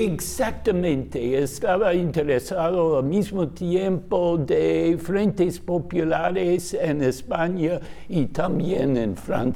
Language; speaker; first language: Spanish; non-native, fluent; English